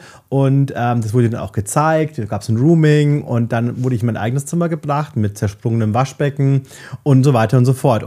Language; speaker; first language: German; native; German